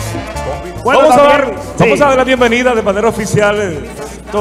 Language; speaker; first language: Spanish; native; Spanish